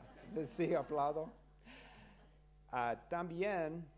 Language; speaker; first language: Spanish; non-native, learner; English